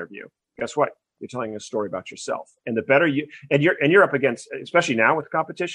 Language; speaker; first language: English; native; English